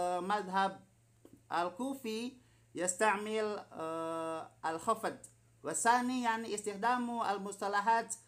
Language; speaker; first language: Arabic; non-native, fluent; Indonesian